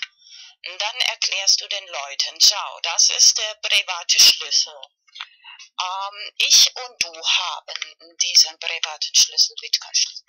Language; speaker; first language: German; non-native, fluent; Spanish